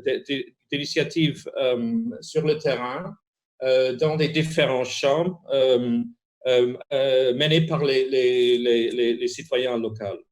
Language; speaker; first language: French; non-native, fluent; Spanish